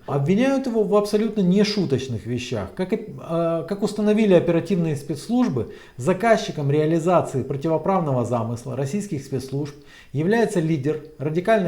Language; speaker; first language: Russian; native; Russian